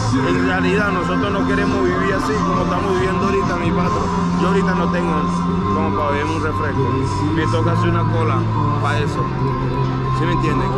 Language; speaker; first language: Spanish; native; Spanish